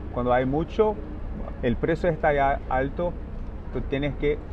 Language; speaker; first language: Spanish; non-native, fluent; Portuguese